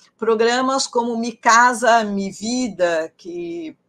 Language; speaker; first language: Spanish; non-native, fluent; Portuguese